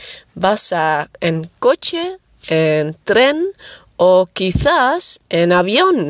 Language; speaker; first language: Spanish; non-native, fluent; Dutch